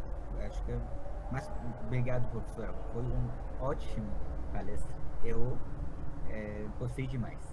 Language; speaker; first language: Portuguese; non-native, fluent; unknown